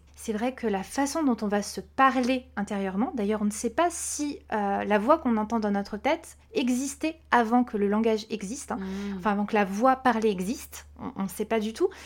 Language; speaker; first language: French; native; French